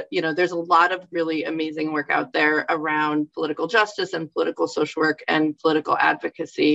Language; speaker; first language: English; native; English